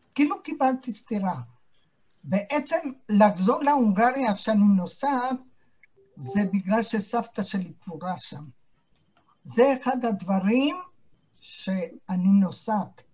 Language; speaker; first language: Hebrew; non-native, fluent; Hungarian